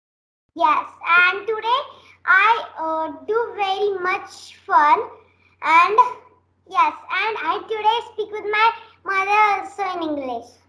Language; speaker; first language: English; non-native, learner; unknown